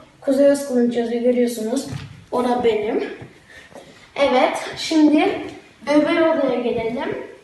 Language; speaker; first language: Turkish; early bilingual, heritage; Turkish